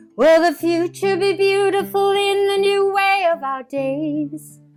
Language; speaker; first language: English; native; English